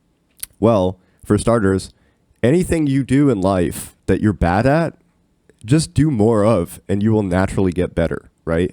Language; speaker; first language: English; native; English